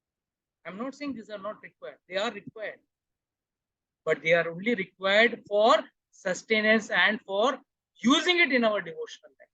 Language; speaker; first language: English; non-native, local second language; Hindi